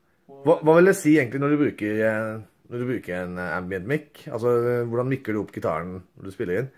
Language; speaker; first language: Norwegian; native; Norwegian